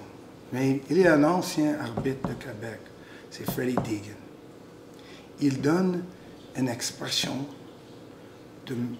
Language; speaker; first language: French; non-native, local second language; English